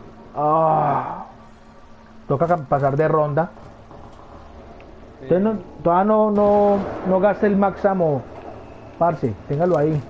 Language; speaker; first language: Spanish; native; Spanish